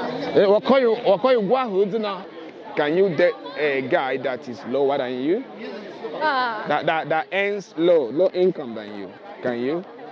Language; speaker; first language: English; non-native, local second language; Igbo